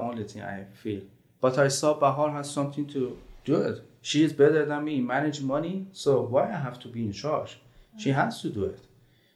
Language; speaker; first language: English; non-native, learner; Persian